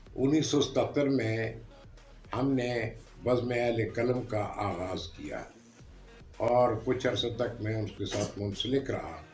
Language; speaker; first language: Urdu; non-native, local second language; Northern Hindko